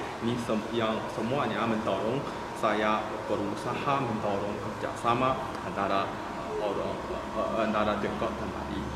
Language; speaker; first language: Indonesian; non-native, fluent; Chinese